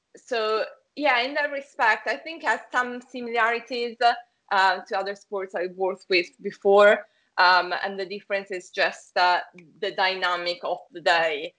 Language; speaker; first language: English; non-native, fluent; Italian